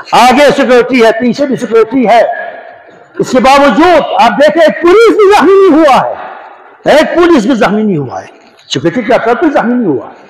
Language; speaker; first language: Urdu; non-native, local second language; Balti